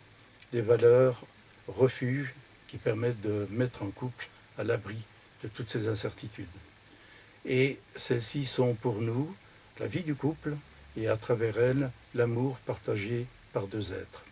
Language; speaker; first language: French; native; French